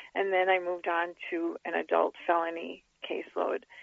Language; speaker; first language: English; native; English